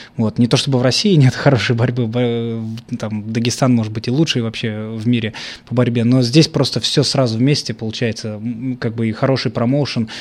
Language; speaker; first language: Russian; native; Russian